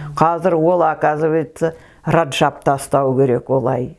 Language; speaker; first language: Russian; non-native, local second language; Kazakh